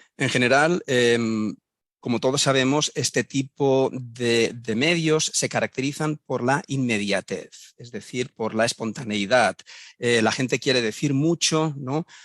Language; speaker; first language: Spanish; native; Spanish